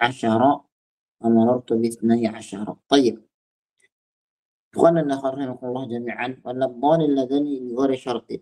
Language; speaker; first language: Arabic; non-native, fluent; Indonesian